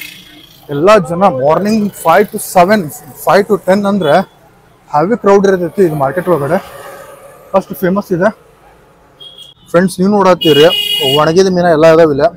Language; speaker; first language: Kannada; native; Kannada